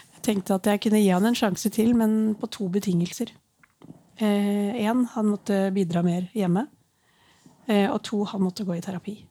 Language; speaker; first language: Norwegian; early bilingual, other home language; Urdu